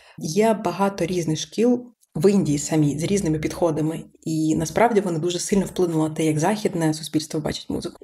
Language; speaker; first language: Ukrainian; early bilingual, other home language; Persian